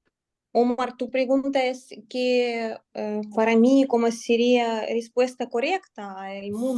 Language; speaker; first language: Spanish; non-native, learner; Russian